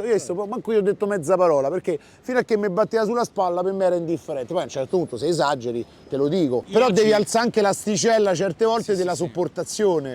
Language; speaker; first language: Italian; native; Italian